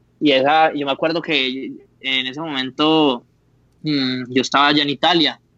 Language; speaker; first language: Spanish; native; Spanish